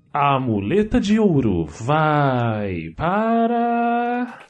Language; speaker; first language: Portuguese; native; Portuguese